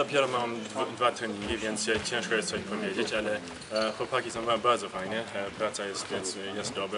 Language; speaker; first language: Polish; early bilingual, heritage; Polish